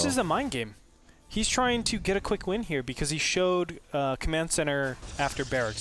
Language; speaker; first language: English; native; English